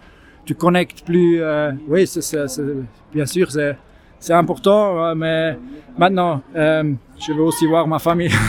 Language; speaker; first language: French; non-native, learner; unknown